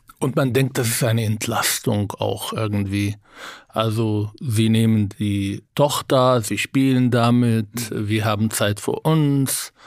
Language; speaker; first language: German; non-native, fluent; Arabic